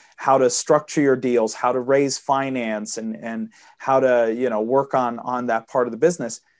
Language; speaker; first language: English; early bilingual, heritage; Swedish